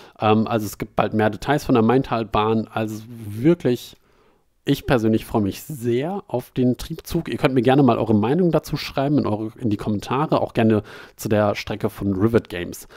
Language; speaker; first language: German; native; German